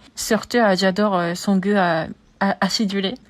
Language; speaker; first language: French; non-native, learner; Japanese